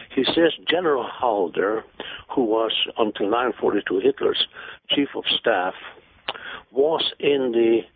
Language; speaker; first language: English; non-native, fluent; Hungarian